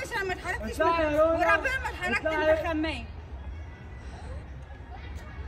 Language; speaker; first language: Arabic; native; Arabic